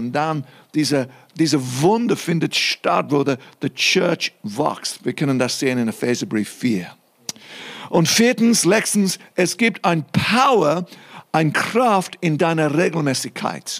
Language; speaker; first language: German; non-native, fluent; English